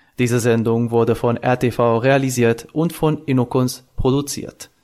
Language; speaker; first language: German; non-native, fluent; Serbian